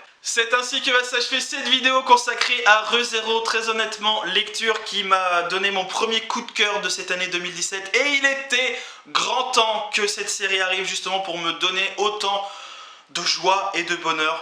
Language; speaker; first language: French; native; French